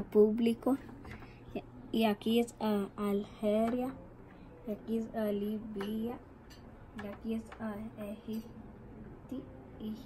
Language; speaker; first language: Spanish; early bilingual, heritage; Spanish